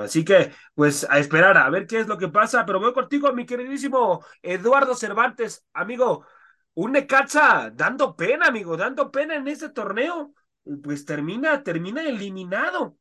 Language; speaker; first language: Spanish; native; Spanish